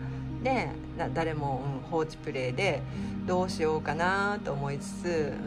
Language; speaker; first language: Japanese; native; Japanese